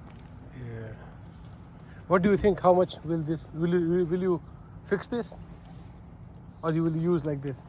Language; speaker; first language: English; non-native, learner; Hindi